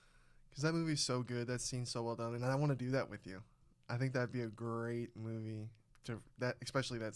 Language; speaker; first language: English; native; English